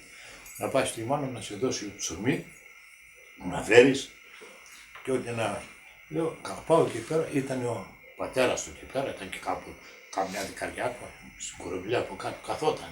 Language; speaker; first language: Greek; native; Greek